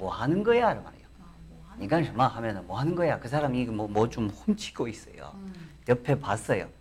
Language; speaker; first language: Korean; non-native, fluent; Chinese